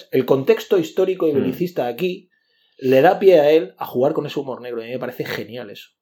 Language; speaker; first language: Spanish; native; Spanish